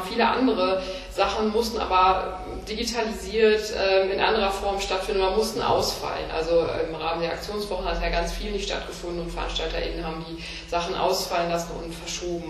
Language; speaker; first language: German; native; German